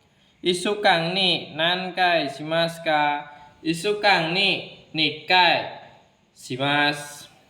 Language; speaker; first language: Japanese; non-native, learner; Indonesian